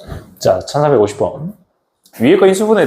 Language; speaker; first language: Korean; native; Korean